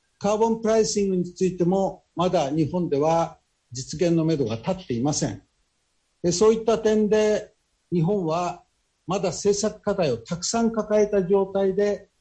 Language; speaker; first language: Japanese; native; Japanese